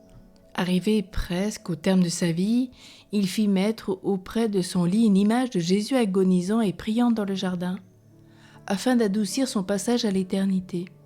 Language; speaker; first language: French; native; French